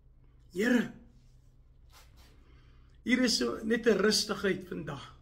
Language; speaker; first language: Afrikaans; native; Afrikaans